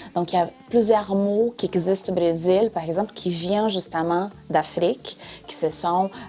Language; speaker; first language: French; non-native, fluent; Portuguese